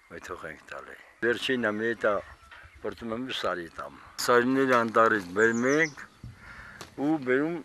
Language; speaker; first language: Armenian; native; Armenian